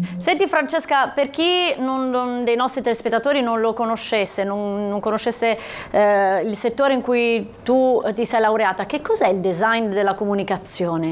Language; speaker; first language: Italian; native; Italian